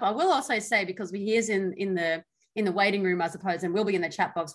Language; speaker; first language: English; native; English